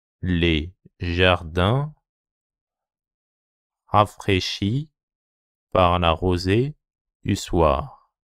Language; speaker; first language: French; non-native, fluent; Japanese